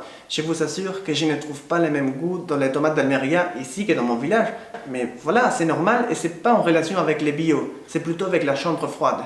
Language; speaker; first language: French; non-native, fluent; Spanish